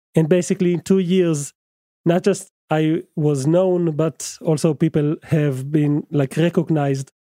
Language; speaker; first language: English; non-native, fluent; Hebrew